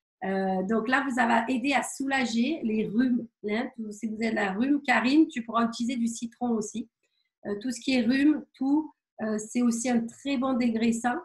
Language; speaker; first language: French; native; French